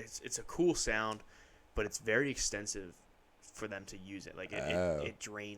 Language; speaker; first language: English; native; English